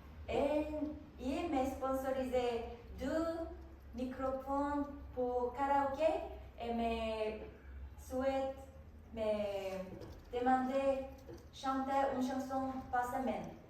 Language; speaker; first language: French; non-native, learner; Korean